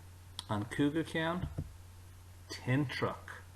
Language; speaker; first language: Irish; non-native, local second language; English